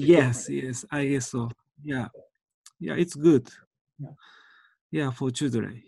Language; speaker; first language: English; non-native, learner; Japanese